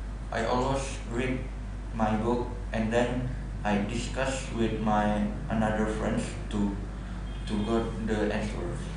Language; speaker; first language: English; non-native, learner; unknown